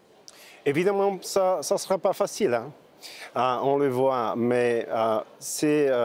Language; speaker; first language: French; non-native, fluent; Bulgarian